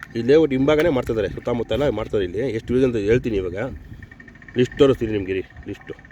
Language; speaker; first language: Kannada; native; Kannada